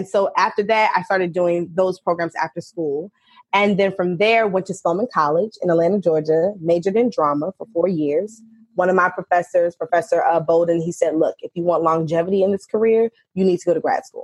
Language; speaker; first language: English; native; English